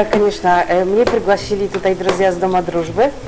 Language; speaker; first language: Russian; non-native, fluent; Polish